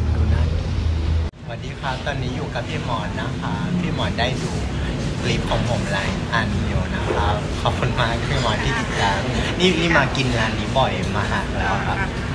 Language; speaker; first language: Thai; non-native, fluent; Vietnamese